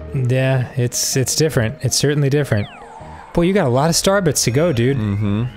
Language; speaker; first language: English; native; English